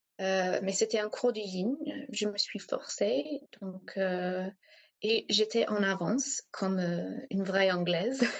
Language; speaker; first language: French; non-native, fluent; English